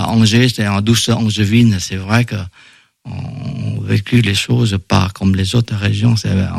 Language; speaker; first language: French; non-native, fluent; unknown